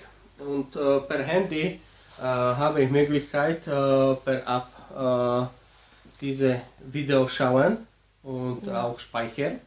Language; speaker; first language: German; non-native, learner; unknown